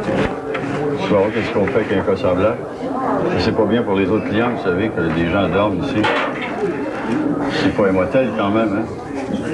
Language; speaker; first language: French; native; French